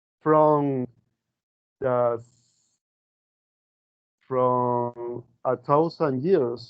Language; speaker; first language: English; non-native, learner; Spanish